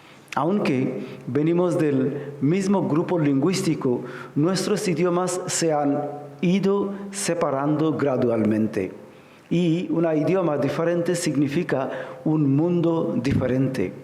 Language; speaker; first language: Spanish; non-native, fluent; Bangla